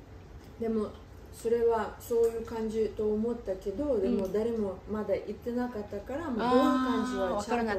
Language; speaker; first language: Japanese; non-native, learner; Ukrainian